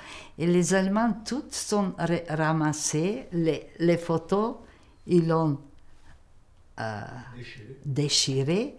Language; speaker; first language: French; non-native, local second language; Macedonian